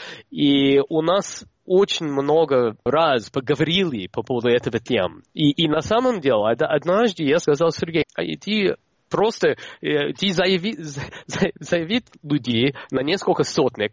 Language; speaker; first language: Russian; non-native, fluent; English